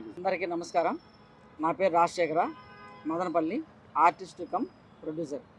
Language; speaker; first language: Telugu; native; Telugu